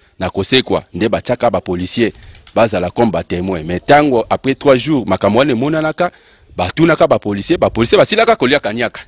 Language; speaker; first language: Lingala; non-native, local second language; Kongo